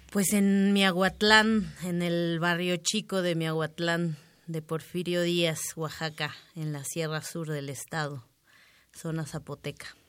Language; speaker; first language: Spanish; native; Spanish